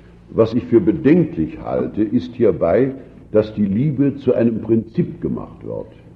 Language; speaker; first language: German; native; German